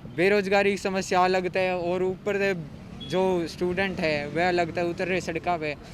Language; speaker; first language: Hindi; native; Hindi